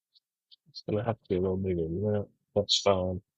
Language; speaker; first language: English; native; English